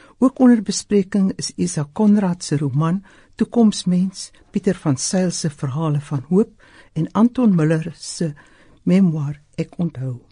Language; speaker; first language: Afrikaans; native; Afrikaans